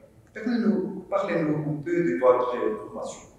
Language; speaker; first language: French; non-native, learner; Portuguese